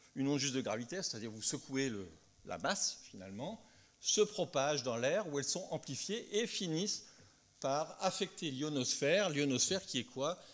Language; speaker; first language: French; native; French